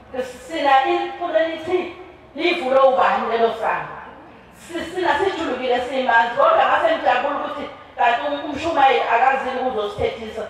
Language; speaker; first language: Zulu; native; Zulu